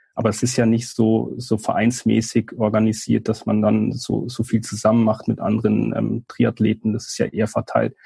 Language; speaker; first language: German; native; German